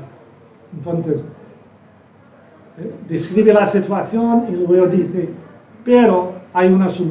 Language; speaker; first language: Spanish; non-native, fluent; English